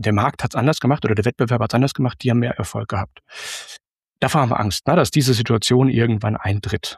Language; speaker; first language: German; native; German